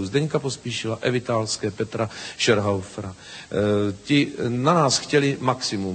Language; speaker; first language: Czech; native; Czech